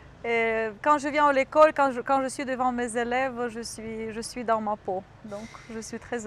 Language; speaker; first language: French; non-native, fluent; Romanian